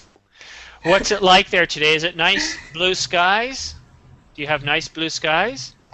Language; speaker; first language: English; native; English